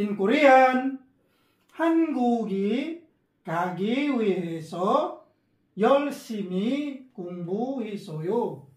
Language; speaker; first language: Korean; non-native, fluent; Filipino